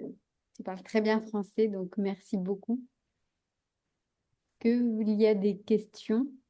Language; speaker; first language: French; native; French